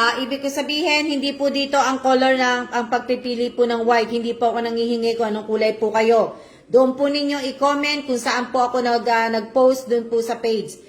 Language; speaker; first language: Filipino; non-native, local second language; Cebuano